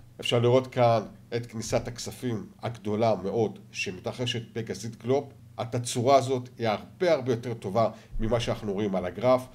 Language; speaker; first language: Hebrew; native; Hebrew